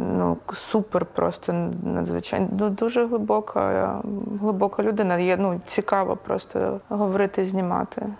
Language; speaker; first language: Ukrainian; native; Ukrainian